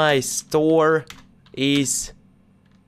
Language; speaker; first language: English; non-native, learner; Russian